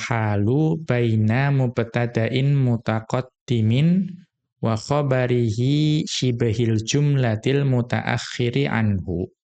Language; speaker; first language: Arabic; non-native, fluent; Indonesian